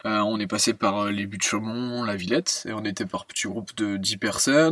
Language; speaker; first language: French; native; French